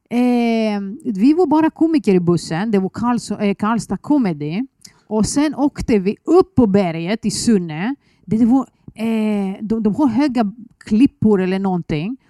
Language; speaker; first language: Swedish; non-native, fluent; Greek